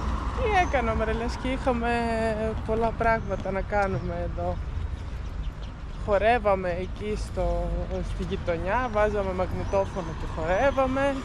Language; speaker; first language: Greek; non-native, fluent; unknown